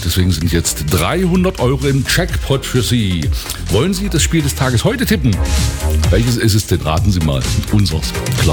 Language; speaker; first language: German; native; German